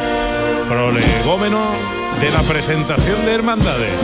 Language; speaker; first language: Spanish; native; Spanish